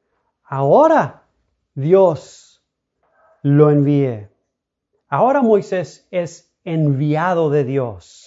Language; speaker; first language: Spanish; early bilingual, heritage; Spanish